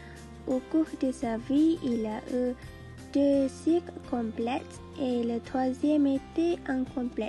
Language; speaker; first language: French; non-native, learner; Malay